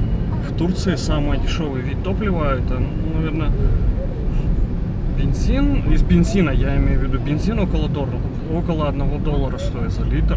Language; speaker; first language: Russian; native; Russian